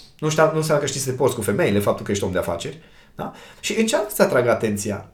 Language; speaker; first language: Romanian; native; Romanian